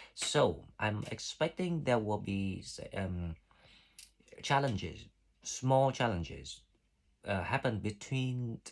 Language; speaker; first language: English; non-native, fluent; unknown